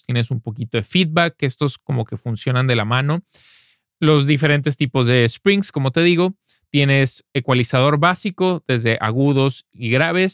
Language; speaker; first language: Spanish; native; Spanish